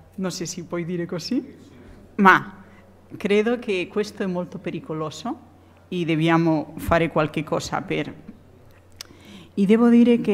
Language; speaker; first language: Italian; non-native, learner; Spanish